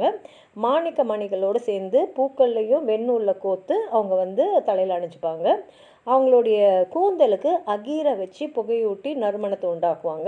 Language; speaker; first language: Tamil; native; Tamil